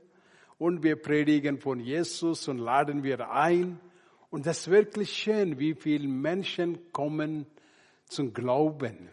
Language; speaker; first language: German; non-native, learner; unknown